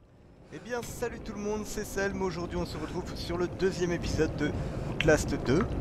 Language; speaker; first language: French; native; French